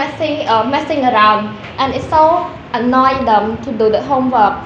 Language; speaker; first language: English; non-native, learner; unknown